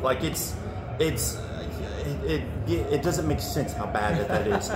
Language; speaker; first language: English; native; English